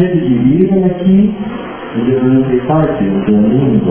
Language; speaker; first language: Spanish; non-native, fluent; English